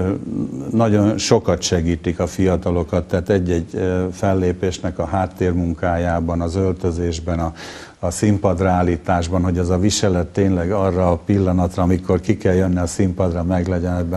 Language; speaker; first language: Hungarian; native; Hungarian